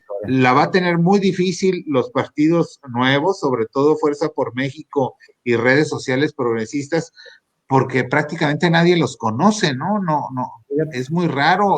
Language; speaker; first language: Spanish; native; Spanish